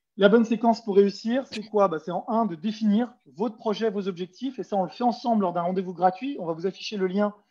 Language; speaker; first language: French; native; French